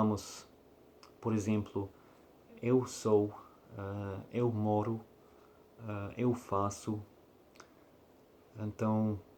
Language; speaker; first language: Portuguese; non-native, learner; Russian